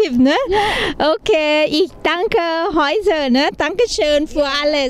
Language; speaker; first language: German; non-native, learner; Thai